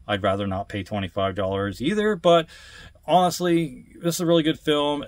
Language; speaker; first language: English; native; English